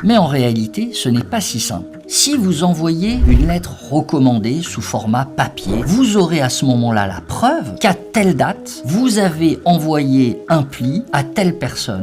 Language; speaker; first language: French; native; French